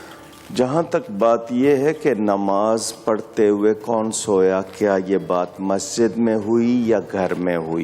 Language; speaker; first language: Urdu; native; Urdu